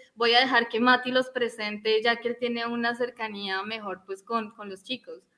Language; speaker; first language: Spanish; native; Spanish